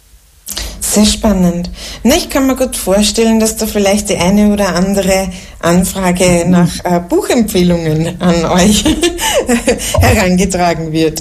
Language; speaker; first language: German; native; German